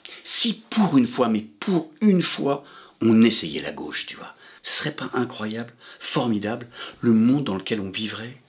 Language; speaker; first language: French; native; French